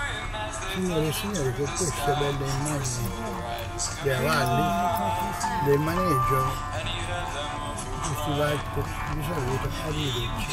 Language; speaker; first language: Italian; native; Italian